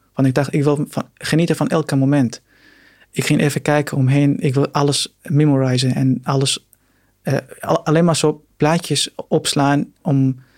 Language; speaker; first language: Dutch; non-native, fluent; Arabic